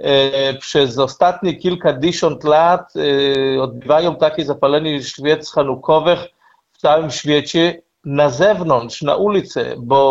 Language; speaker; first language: Polish; non-native, learner; Hebrew